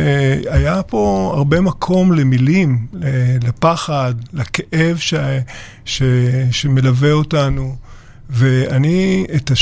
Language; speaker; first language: Hebrew; native; Hebrew